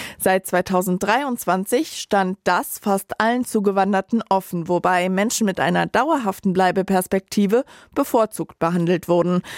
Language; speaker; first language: German; native; German